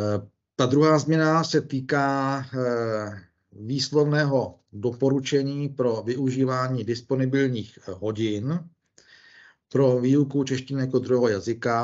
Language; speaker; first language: Czech; native; Czech